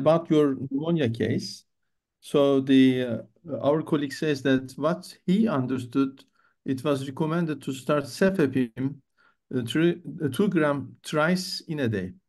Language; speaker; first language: English; non-native, fluent; Turkish